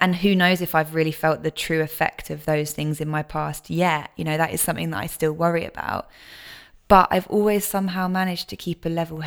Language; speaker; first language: English; native; English